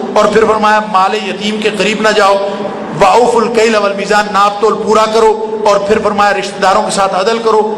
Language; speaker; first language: Urdu; non-native, local second language; Punjabi